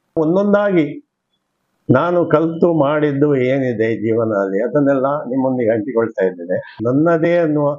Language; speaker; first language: Kannada; non-native, local second language; Konkani